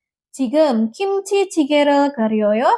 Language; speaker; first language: Korean; non-native, fluent; Indonesian